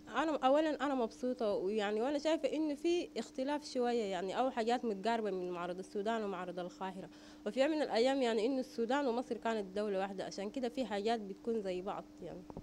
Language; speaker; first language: Arabic; native; Arabic